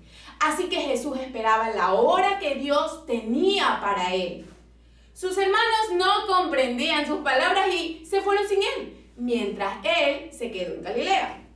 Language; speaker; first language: Spanish; native; Spanish